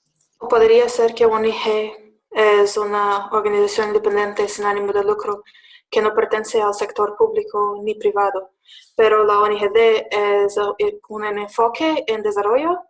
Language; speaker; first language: Spanish; non-native, learner; English